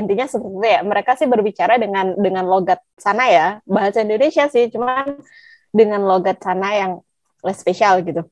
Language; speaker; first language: Indonesian; non-native, local second language; Javanese